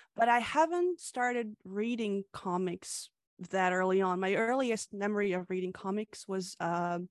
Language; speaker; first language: English; early bilingual, other home language; Hungarian